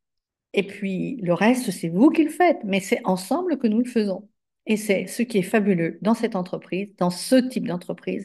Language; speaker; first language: French; native; French